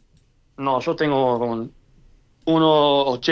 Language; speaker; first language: Spanish; early bilingual, heritage; English